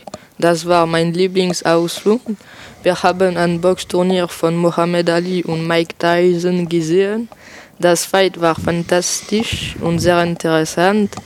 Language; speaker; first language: German; non-native, learner; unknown